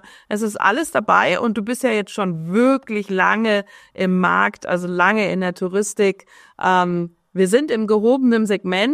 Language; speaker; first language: German; native; German